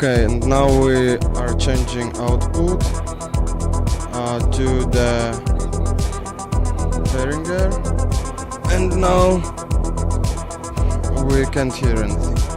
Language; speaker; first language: English; non-native, fluent; Ukrainian